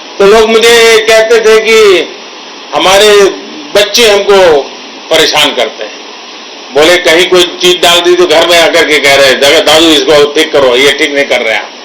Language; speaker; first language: Hindi; non-native, local second language; Gujarati